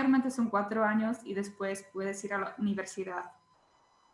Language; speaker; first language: Spanish; non-native, fluent; Czech